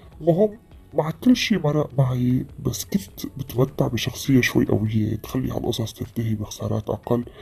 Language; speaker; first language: Arabic; native; Arabic